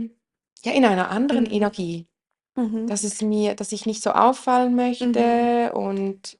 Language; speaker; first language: German; native; German